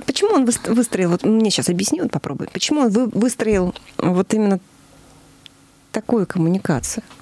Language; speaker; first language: Russian; native; Russian